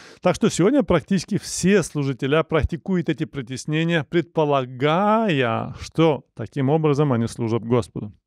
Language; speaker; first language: Russian; non-native, local second language; Romanian